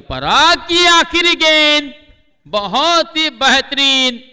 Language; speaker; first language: Hindi; non-native, local second language; Marathi